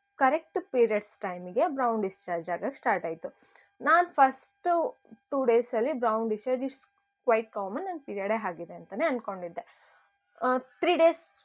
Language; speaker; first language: Kannada; native; Kannada